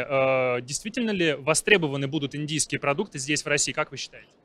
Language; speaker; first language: Russian; native; Russian